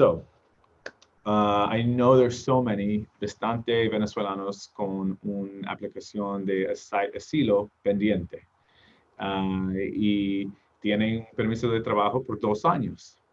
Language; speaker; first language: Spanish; non-native, learner; English